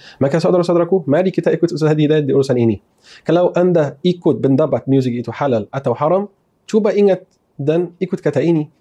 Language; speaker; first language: Malay; non-native, fluent; Arabic